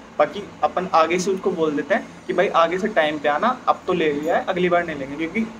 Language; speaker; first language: Hindi; native; Hindi